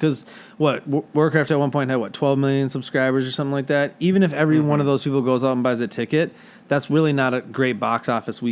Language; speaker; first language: English; native; English